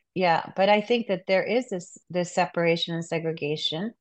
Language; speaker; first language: English; non-native, local second language; Urdu